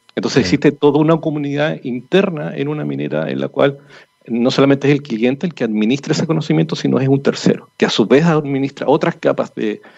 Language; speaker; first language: Spanish; native; Spanish